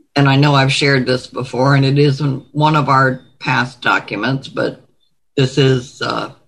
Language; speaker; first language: English; native; English